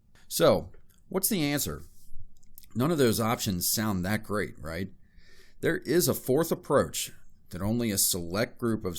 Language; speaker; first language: English; native; English